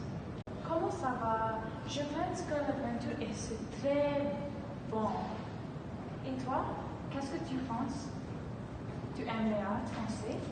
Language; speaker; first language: French; non-native, learner; English